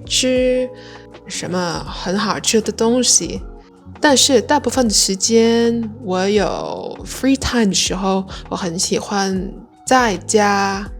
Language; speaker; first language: Chinese; non-native, learner; Vietnamese